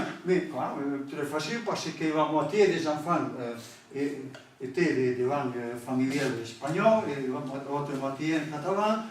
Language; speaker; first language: French; non-native, learner; Catalan